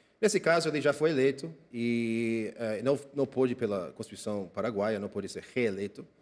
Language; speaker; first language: Portuguese; non-native, fluent; English